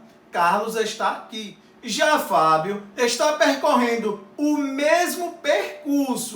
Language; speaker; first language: Portuguese; native; Portuguese